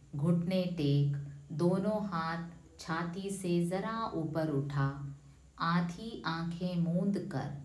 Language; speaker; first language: Hindi; non-native, local second language; Malayalam